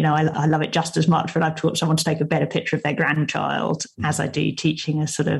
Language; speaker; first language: English; native; English